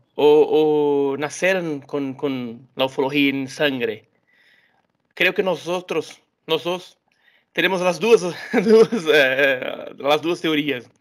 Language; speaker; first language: Spanish; non-native, learner; Portuguese